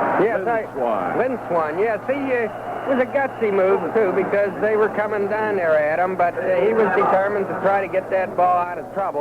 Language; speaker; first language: English; native; English